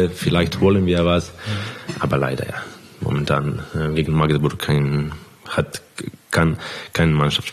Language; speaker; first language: German; non-native, fluent; Croatian